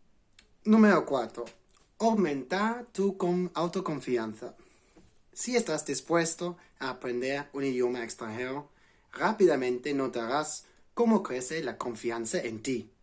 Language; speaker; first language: Spanish; non-native, fluent; English